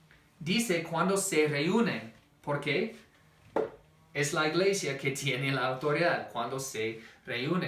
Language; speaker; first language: Spanish; non-native, fluent; English